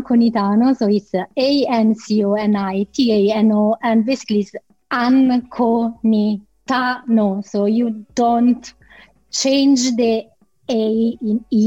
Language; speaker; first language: English; non-native, fluent; Italian